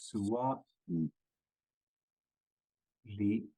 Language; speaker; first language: Japanese; non-native, learner; English